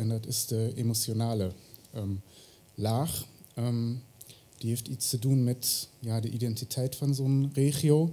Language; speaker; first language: Dutch; non-native, fluent; German